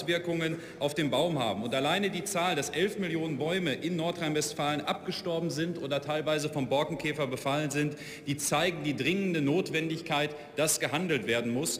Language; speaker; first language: German; native; German